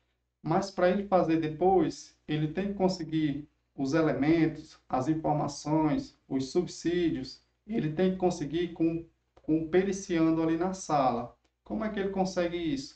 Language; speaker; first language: Portuguese; native; Portuguese